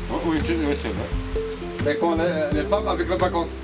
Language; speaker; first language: French; non-native, learner; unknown